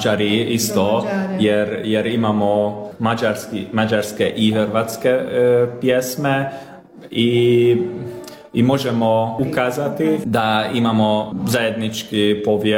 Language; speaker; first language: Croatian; non-native, local second language; Hungarian